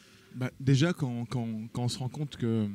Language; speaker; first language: French; native; French